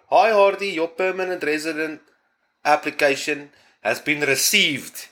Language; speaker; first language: English; non-native, fluent; Afrikaans